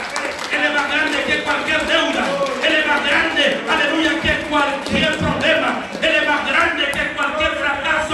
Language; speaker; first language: Spanish; native; Spanish